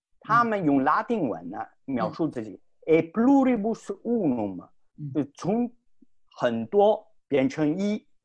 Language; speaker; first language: Chinese; non-native, fluent; Italian